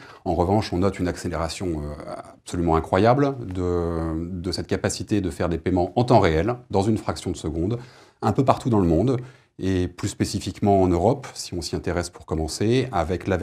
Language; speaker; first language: French; native; French